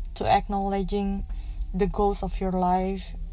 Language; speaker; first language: English; non-native, learner; Indonesian